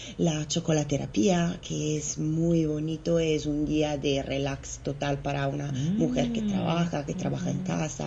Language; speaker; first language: Spanish; non-native, fluent; Italian